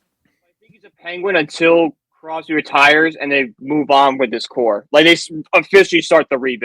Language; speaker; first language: English; native; English